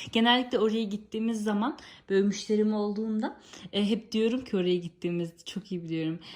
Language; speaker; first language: Turkish; early bilingual, heritage; Turkish